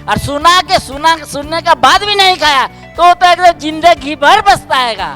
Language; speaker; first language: Hindi; non-native, local second language; Bangla